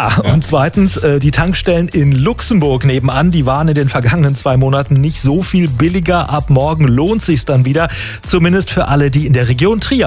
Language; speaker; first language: German; native; German